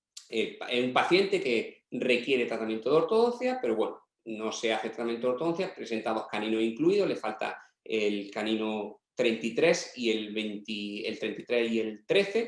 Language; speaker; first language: Spanish; native; Spanish